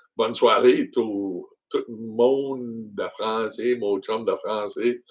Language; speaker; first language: French; non-native, learner; English